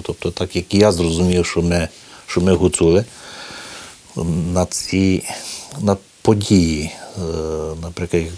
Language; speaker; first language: Ukrainian; early bilingual, heritage; Ukrainian